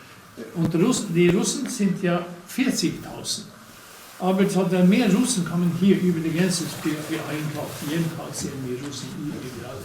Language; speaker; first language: German; non-native, learner; Norwegian